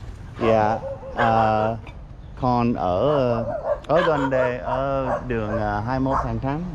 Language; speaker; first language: Vietnamese; non-native, learner; English